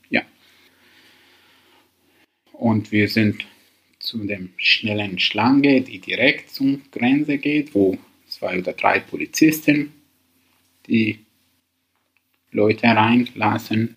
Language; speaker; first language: German; non-native, learner; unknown